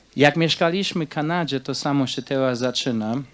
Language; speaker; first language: Polish; non-native, fluent; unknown